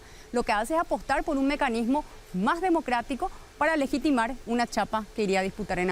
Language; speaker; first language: Spanish; native; Spanish